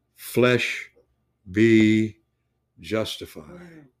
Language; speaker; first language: English; native; English